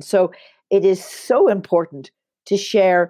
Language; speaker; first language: English; native; English